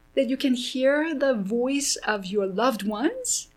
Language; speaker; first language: English; early bilingual, other home language; Korean